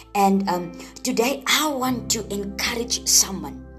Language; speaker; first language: English; non-native, local second language; Afrikaans